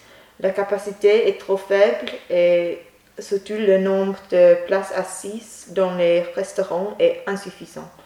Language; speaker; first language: French; non-native, learner; English